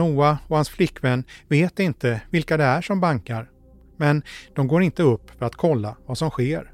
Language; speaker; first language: Swedish; native; Swedish